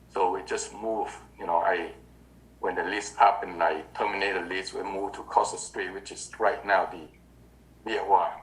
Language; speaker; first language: English; non-native, learner; Vietnamese